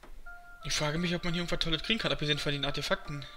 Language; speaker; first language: German; native; German